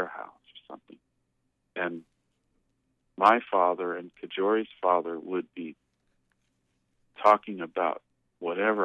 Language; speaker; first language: English; native; English